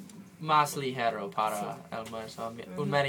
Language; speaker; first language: Spanish; non-native, learner; English